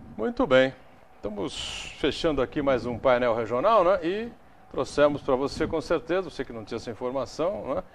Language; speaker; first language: Portuguese; native; Portuguese